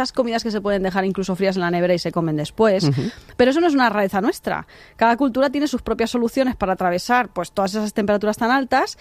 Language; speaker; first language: Spanish; native; Spanish